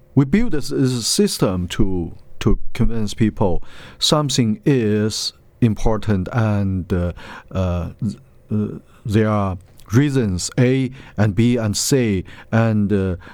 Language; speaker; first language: English; non-native, learner; Chinese